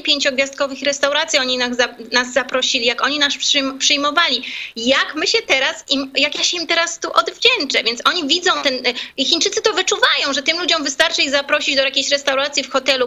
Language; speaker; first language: Polish; non-native, fluent; Chinese